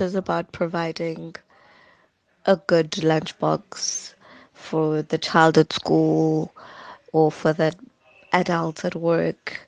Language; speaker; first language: English; non-native, local second language; Zulu